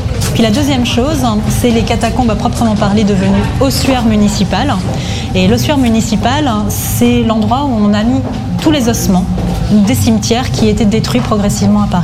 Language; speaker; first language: French; native; French